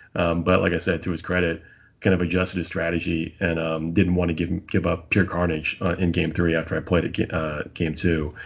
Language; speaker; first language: English; native; English